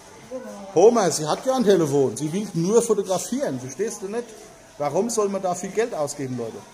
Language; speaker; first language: German; native; German